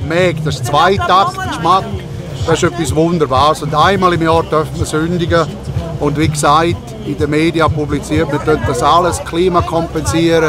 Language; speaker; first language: German; native; German